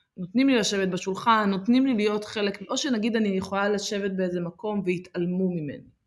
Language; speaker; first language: Hebrew; early bilingual, other home language; Amharic